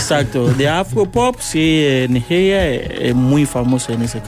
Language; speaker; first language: Spanish; non-native, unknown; Yoruba